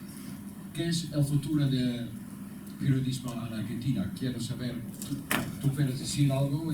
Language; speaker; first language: Spanish; non-native, learner; Dutch